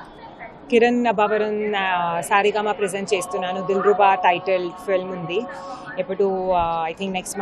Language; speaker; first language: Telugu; non-native, learner; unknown